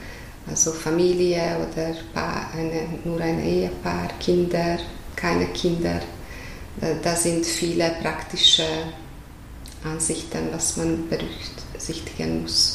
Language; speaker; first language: German; non-native, fluent; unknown